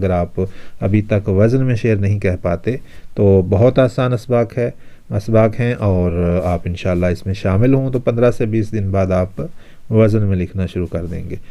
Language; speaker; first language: Urdu; non-native, local second language; Punjabi